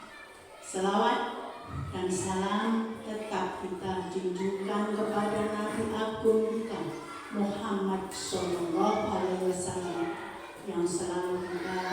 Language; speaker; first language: Indonesian; non-native, local second language; Javanese